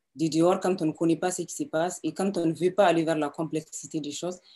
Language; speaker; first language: French; non-native, local second language; Hausa